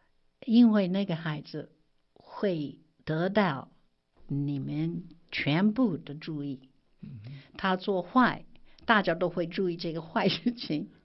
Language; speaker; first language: Chinese; non-native, fluent; English